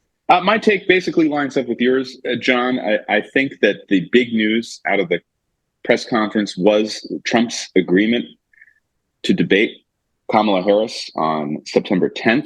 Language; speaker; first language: English; native; English